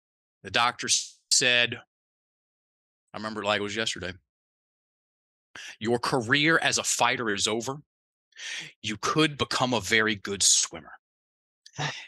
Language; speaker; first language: English; native; English